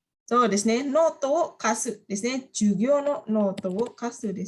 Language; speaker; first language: Japanese; non-native, fluent; Indonesian